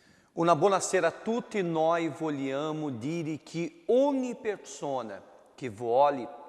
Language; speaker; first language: Italian; non-native, fluent; Portuguese